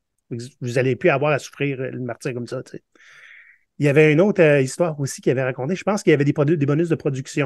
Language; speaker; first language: French; native; French